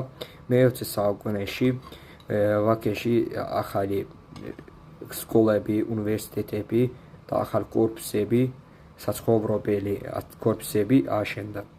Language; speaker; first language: Georgian; non-native, learner; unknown